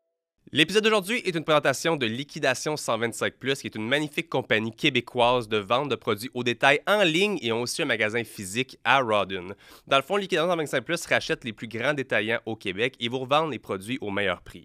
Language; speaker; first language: French; native; French